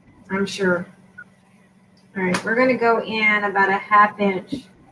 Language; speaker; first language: English; non-native, fluent; Spanish